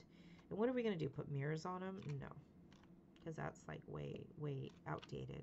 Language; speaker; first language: English; native; English